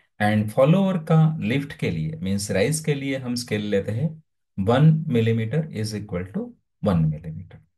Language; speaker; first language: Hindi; non-native, local second language; Gujarati